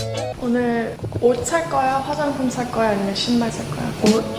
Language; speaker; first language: Korean; early bilingual, heritage; English